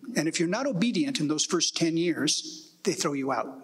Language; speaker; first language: English; native; English